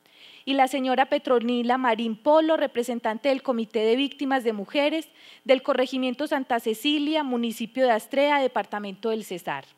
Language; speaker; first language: Spanish; native; Spanish